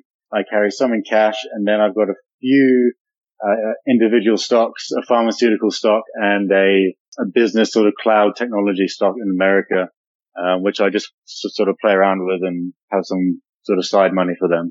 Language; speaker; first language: English; native; English